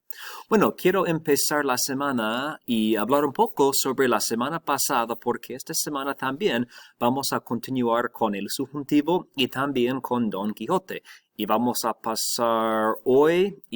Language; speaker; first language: Spanish; non-native, fluent; English